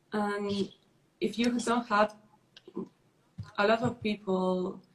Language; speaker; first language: English; non-native, learner; Spanish